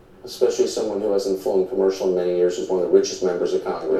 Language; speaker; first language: English; native; English